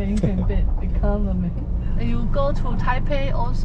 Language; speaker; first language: English; non-native, learner; Chinese